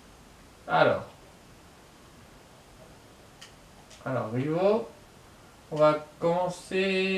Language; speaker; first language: French; native; French